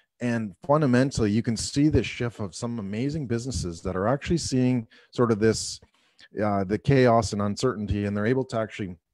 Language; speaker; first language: English; native; English